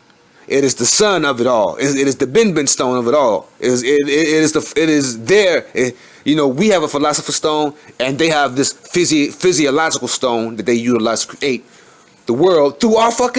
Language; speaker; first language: English; native; English